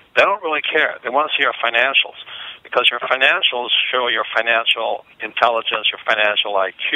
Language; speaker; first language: English; native; English